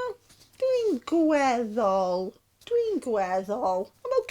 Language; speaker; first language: Welsh; non-native, local second language; English